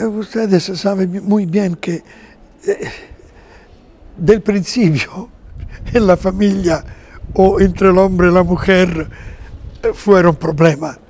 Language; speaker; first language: Spanish; non-native, fluent; Italian